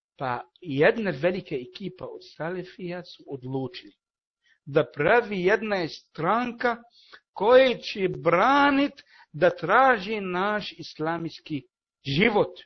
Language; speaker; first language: Bosnian; non-native, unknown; Arabic